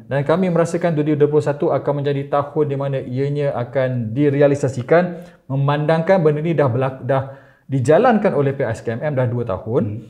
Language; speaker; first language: Malay; native; Malay